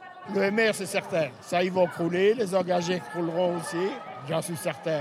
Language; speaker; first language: French; early bilingual, other home language; Spanish